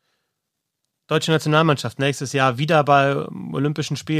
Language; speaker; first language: German; native; German